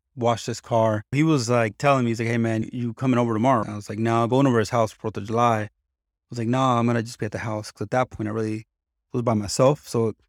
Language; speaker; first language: English; early bilingual, other home language; Spanish